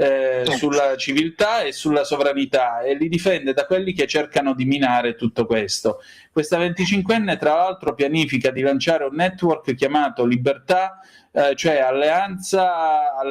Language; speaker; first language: Italian; native; Italian